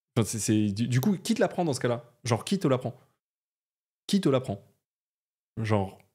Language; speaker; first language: French; native; French